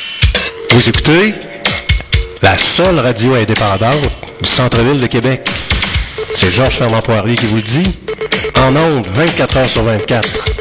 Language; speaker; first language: French; native; French